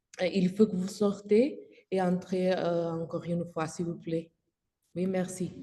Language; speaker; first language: French; non-native, learner; Spanish